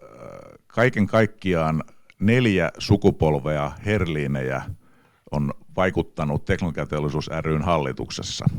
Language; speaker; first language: Finnish; native; Finnish